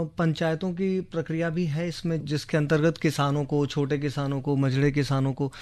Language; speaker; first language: Hindi; native; Hindi